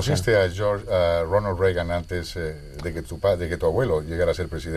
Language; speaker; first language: Spanish; native; Spanish